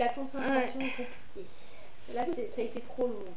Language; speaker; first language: French; native; French